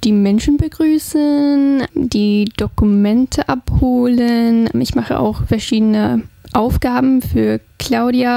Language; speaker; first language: German; non-native, fluent; English